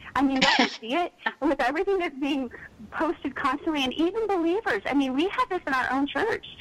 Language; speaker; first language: English; native; English